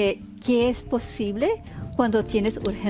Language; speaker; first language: Spanish; early bilingual, heritage; Spanish